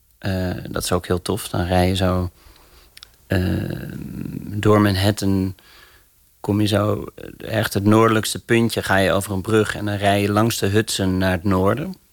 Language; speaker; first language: Dutch; native; Dutch